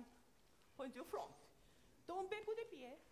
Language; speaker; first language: English; non-native, learner; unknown